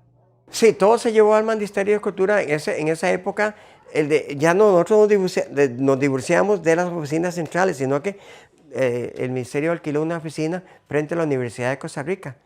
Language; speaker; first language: Spanish; native; Spanish